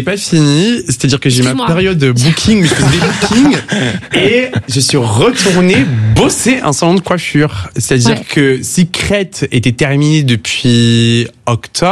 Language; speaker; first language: French; native; French